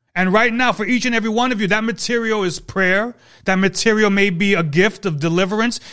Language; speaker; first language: English; native; English